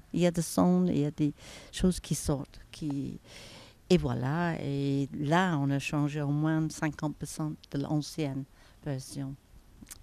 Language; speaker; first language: French; non-native, fluent; English